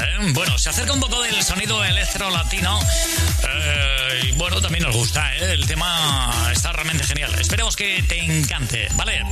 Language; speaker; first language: Spanish; native; Spanish